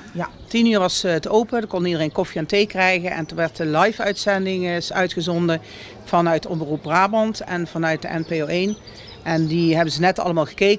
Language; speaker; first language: Dutch; native; Dutch